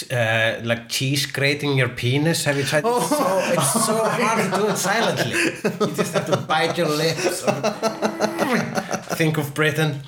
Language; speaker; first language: English; non-native, fluent; Icelandic